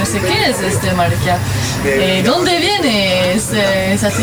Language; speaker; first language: Spanish; non-native, learner; French